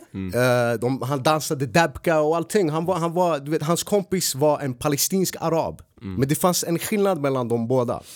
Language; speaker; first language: Swedish; early bilingual, other home language; Arabic